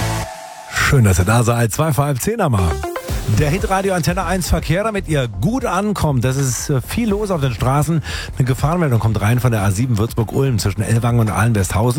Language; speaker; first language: German; native; German